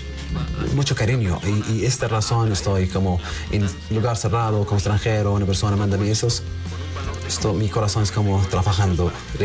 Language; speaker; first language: Spanish; non-native, learner; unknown